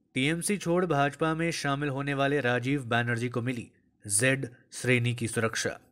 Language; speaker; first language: Hindi; native; Hindi